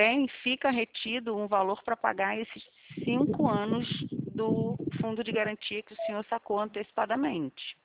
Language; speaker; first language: Portuguese; native; Portuguese